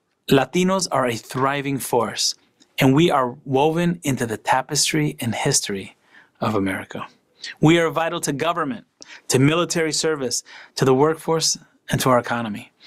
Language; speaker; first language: English; early bilingual, other home language; Spanish